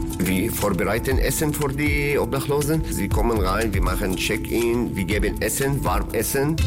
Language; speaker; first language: German; non-native, learner; Arabic